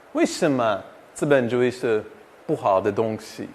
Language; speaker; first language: Chinese; non-native, fluent; English